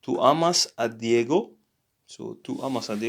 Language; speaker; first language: Spanish; non-native, learner; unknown